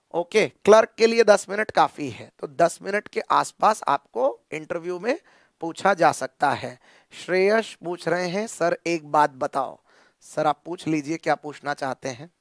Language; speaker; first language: Hindi; non-native, local second language; Marathi